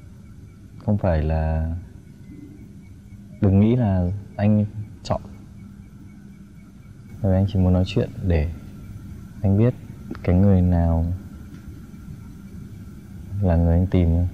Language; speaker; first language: Vietnamese; native; Vietnamese